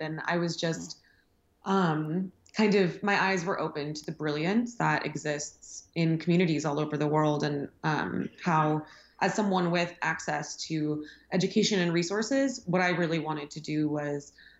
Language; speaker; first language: English; native; English